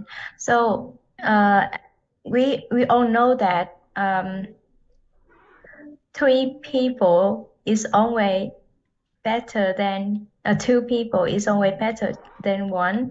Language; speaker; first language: English; non-native, learner; Vietnamese